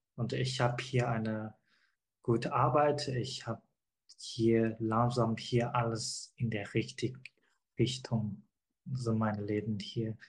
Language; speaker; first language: German; non-native, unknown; Chinese